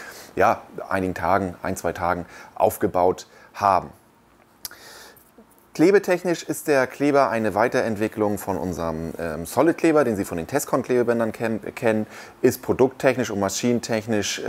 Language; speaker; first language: German; native; German